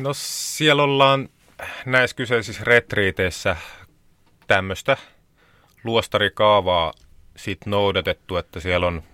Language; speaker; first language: Finnish; native; Finnish